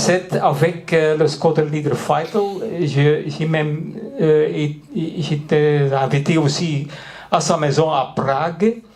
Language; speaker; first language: French; non-native, local second language; Dutch